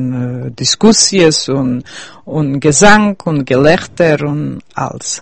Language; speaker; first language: German; early bilingual, heritage; Yiddish